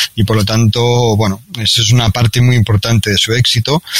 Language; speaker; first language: Spanish; native; Spanish